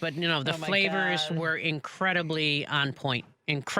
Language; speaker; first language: English; native; English